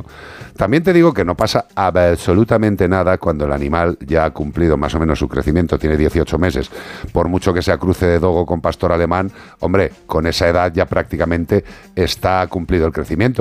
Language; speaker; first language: Spanish; native; Spanish